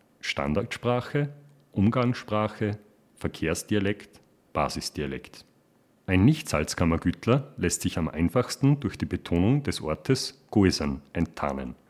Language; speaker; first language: German; native; German